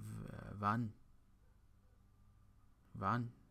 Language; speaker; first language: German; non-native, learner; English